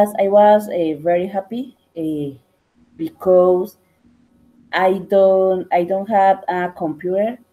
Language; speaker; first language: English; non-native, learner; Spanish